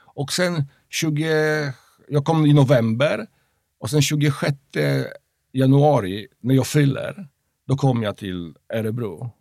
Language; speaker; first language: Swedish; non-native, fluent; Polish